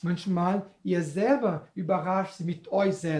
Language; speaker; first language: German; non-native, learner; Portuguese